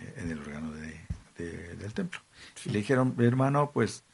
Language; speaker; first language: Spanish; native; Spanish